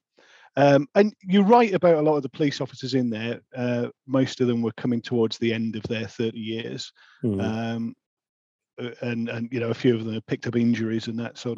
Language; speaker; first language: English; native; English